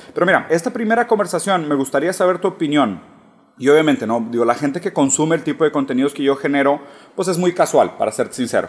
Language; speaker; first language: Spanish; early bilingual, other home language; Portuguese